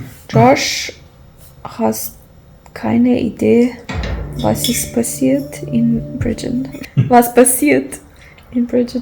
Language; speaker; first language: German; non-native, learner; Slovenian